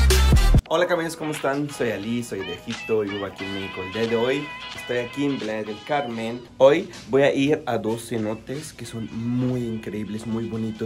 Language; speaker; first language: Spanish; non-native, fluent; Arabic